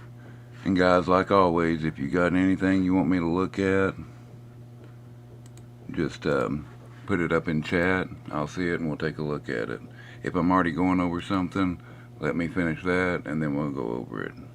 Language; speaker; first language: English; native; English